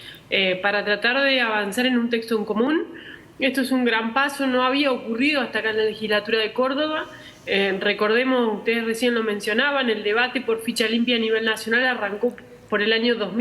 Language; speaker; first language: Spanish; native; Spanish